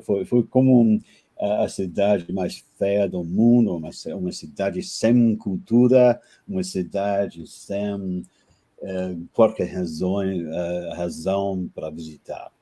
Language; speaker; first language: Portuguese; non-native, fluent; English